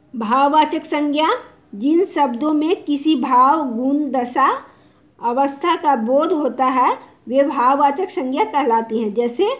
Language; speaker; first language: Hindi; non-native, local second language; Bangla